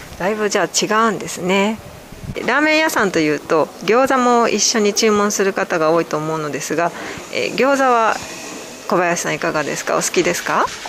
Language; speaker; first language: Japanese; native; Japanese